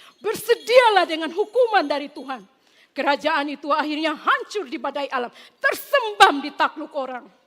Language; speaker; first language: Malay; non-native, fluent; Tetum